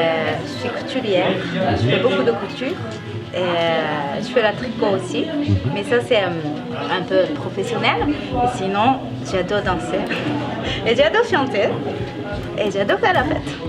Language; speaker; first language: French; non-native, fluent; Japanese